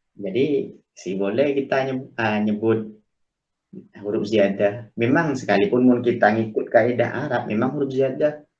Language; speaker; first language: Malay; native; Malay